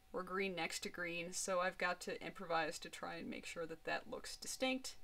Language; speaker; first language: English; native; English